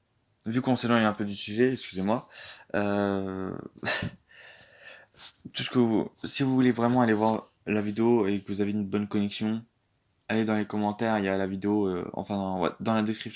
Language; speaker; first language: French; native; French